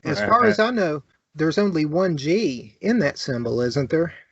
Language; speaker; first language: English; native; English